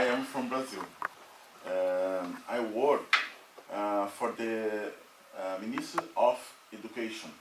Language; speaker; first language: English; non-native, learner; Portuguese